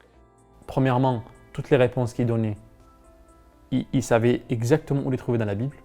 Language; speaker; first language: French; non-native, fluent; Arabic